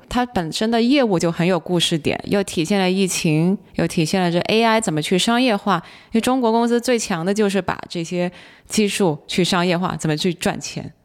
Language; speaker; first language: Chinese; non-native, local second language; Cantonese